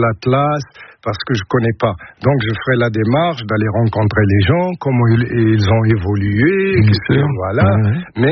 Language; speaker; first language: French; non-native, local second language; Arabic